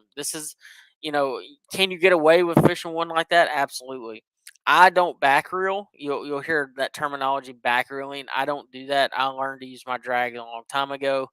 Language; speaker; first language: English; native; English